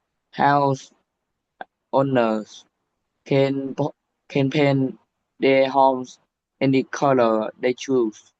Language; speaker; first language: English; non-native, learner; Vietnamese